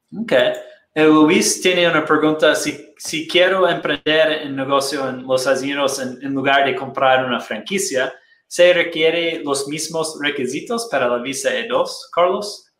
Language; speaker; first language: Spanish; non-native, fluent; Portuguese